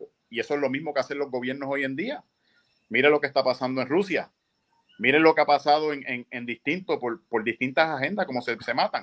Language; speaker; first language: Spanish; native; Spanish